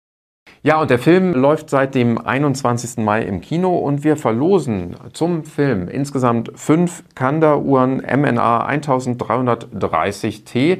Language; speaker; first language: German; native; German